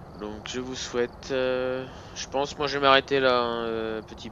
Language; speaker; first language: French; native; French